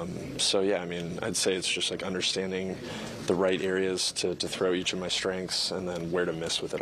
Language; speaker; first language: English; native; English